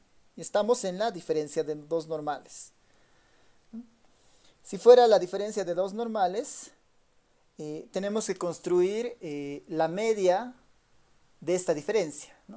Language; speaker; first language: Spanish; native; Spanish